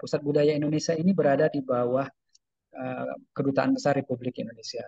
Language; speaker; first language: Indonesian; native; Indonesian